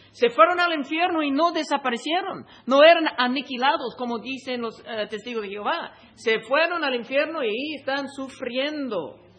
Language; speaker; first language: Spanish; non-native, fluent; English